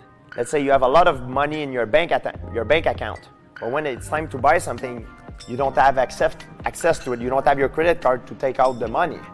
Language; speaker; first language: English; non-native, local second language; French